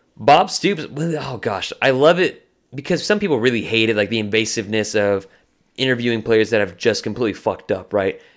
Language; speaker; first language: English; native; English